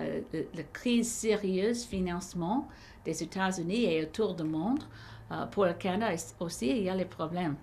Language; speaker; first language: French; non-native, learner; English